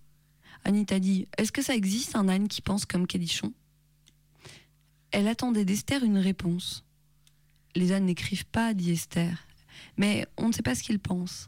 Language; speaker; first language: French; native; French